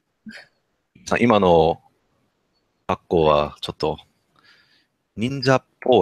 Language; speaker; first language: Japanese; non-native, learner; English